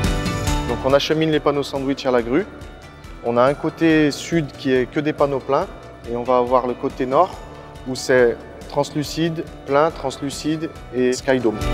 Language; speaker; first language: French; native; French